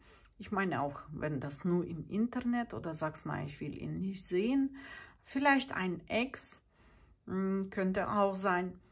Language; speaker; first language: German; non-native, fluent; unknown